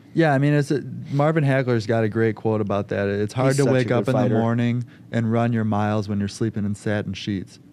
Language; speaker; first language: English; native; English